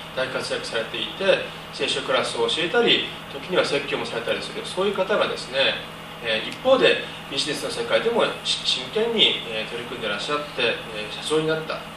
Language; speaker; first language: Japanese; native; Japanese